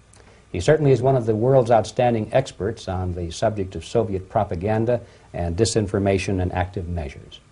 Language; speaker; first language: English; native; English